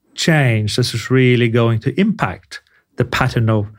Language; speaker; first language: English; non-native, fluent; Norwegian